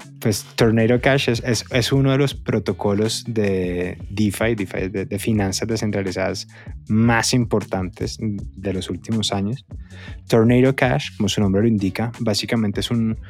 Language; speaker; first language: Spanish; native; Spanish